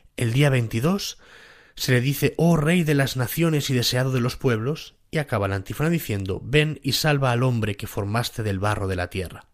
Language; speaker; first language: Spanish; native; Spanish